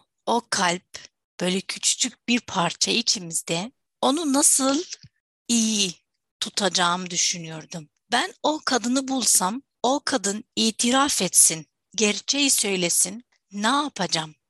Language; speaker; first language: Turkish; non-native, fluent; Arabic